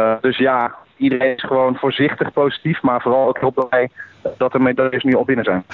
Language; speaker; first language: Dutch; native; Dutch